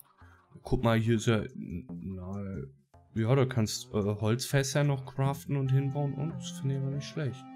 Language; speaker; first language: German; native; German